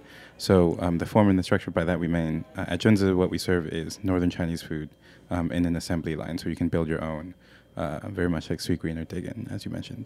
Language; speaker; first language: English; non-native, local second language; Cantonese